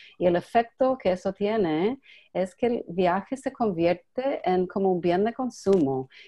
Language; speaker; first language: Spanish; non-native, fluent; English